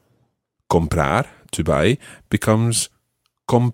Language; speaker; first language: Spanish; non-native, fluent; English